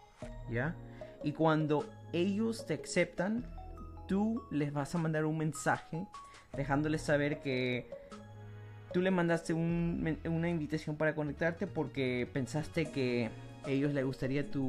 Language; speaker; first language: Spanish; early bilingual, heritage; Spanish